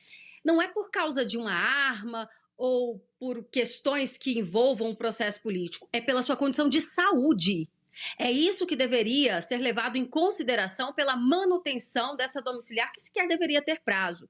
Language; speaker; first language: Portuguese; native; Portuguese